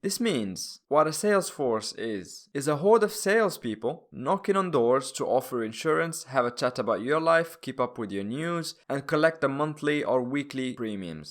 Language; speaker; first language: English; non-native, fluent; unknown